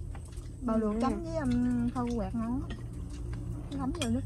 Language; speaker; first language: Vietnamese; native; Vietnamese